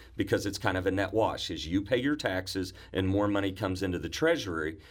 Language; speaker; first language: English; native; English